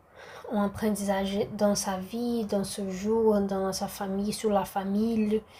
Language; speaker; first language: French; non-native, learner; Portuguese